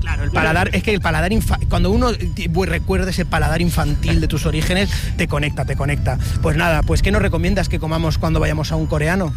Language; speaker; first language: Spanish; native; Spanish